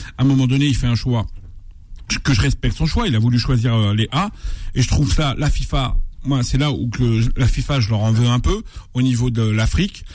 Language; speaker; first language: French; non-native, local second language; Arabic